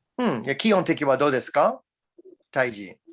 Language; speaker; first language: Japanese; non-native, learner; English